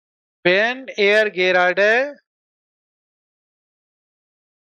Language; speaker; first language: German; non-native, fluent; Hindi